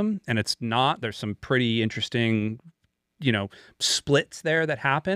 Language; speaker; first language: English; native; English